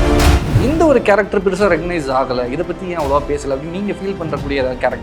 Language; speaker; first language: Tamil; native; Tamil